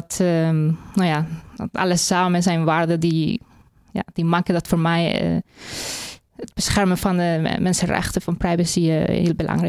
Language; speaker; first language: Dutch; non-native, fluent; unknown